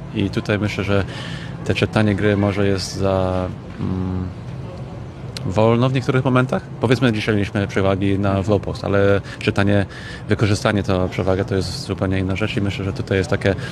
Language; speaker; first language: Polish; early bilingual, heritage; English